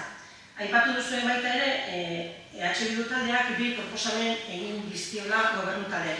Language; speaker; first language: Basque; native; Basque